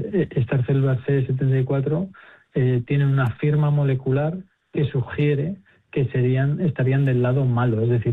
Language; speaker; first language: Spanish; native; Spanish